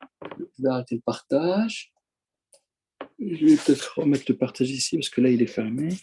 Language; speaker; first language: French; native; French